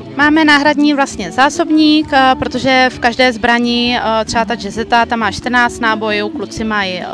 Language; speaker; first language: Czech; native; Czech